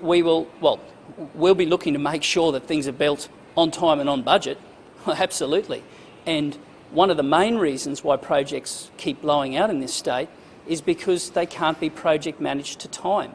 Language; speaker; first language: English; native; English